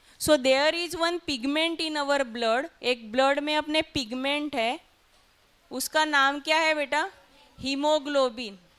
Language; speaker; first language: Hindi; non-native, local second language; Marathi